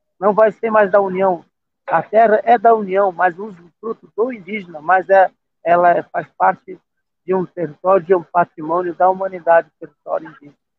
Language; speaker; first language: Portuguese; non-native, local second language; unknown